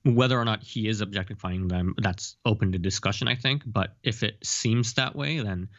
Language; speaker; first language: English; early bilingual, heritage; Japanese